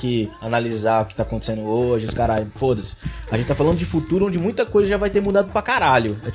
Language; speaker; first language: Portuguese; native; Portuguese